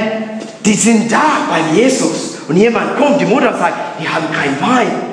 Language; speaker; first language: German; non-native, learner; English